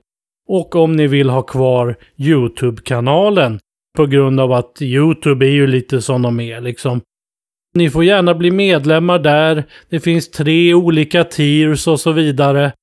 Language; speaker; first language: Swedish; native; Swedish